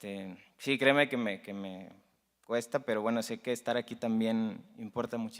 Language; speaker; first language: Spanish; native; Spanish